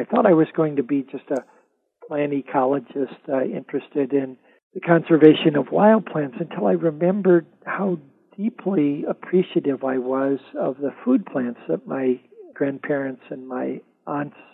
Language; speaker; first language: English; native; English